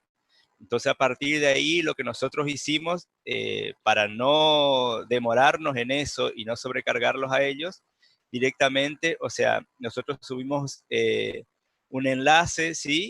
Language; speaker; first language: Spanish; native; Spanish